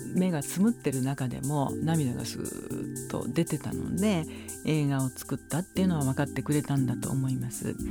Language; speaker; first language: Japanese; native; Japanese